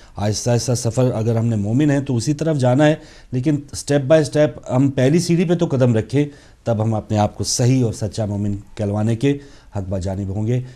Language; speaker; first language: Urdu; native; Urdu